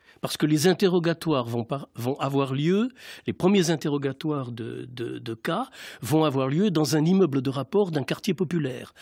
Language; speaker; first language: French; native; French